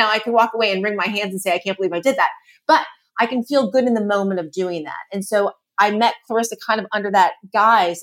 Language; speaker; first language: English; native; English